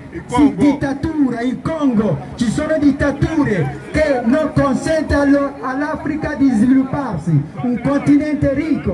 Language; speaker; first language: Italian; non-native, fluent; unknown